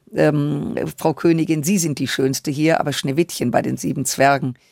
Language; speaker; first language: German; native; German